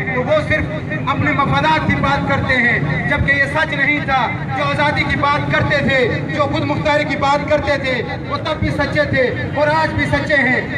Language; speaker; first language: Urdu; non-native, local second language; Pahari-Potwari